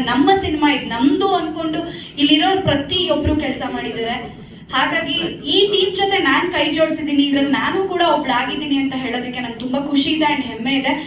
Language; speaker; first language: Kannada; native; Kannada